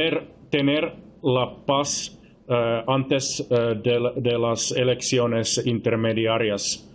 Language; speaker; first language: Spanish; non-native, fluent; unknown